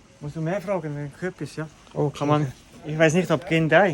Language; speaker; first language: German; native; German